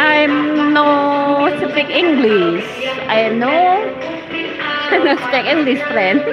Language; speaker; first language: English; non-native, learner; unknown